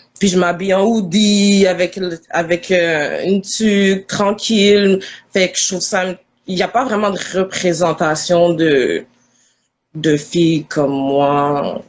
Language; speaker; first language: French; early bilingual, other home language; Haitian Creole